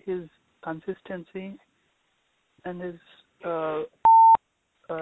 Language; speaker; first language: English; non-native, local second language; Telugu